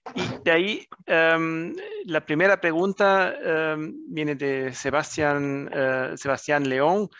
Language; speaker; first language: Spanish; non-native, fluent; German